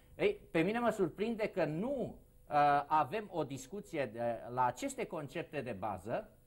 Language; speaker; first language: Romanian; native; Romanian